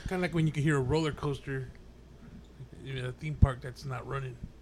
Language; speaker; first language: English; native; English